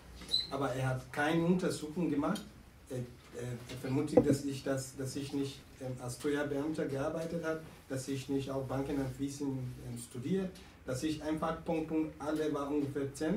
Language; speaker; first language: German; non-native, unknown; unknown